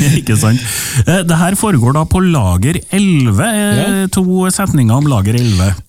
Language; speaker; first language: Norwegian; native; Norwegian